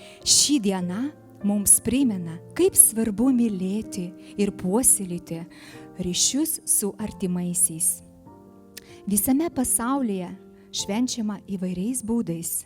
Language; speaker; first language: Lithuanian; native; Lithuanian